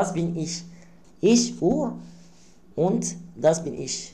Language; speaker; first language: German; non-native, learner; Arabic